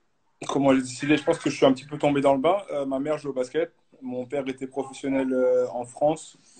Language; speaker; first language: French; native; French